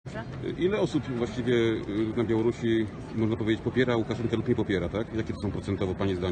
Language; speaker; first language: Polish; native; Polish